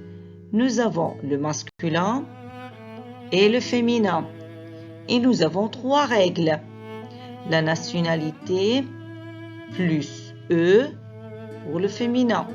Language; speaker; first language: French; non-native, fluent; Arabic